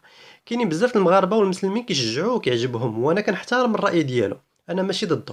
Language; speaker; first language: Arabic; native; Arabic